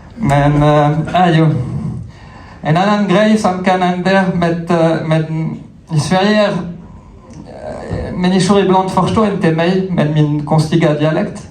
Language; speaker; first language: Swedish; non-native, fluent; French